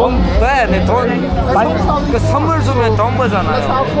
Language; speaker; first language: Korean; non-native, learner; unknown